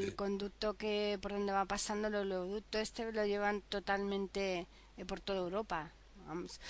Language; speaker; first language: Spanish; native; Spanish